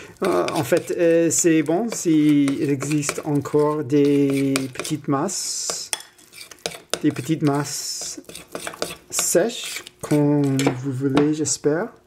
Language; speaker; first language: French; non-native, learner; English